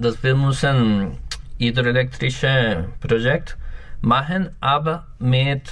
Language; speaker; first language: German; non-native, learner; Spanish